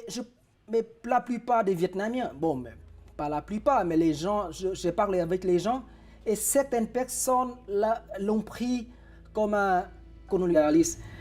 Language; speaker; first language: French; non-native, fluent; Vietnamese